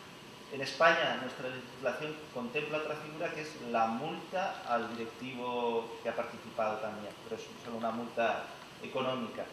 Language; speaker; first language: Spanish; native; Spanish